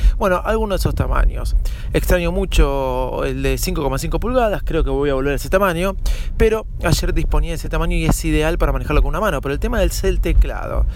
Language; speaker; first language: Spanish; native; Spanish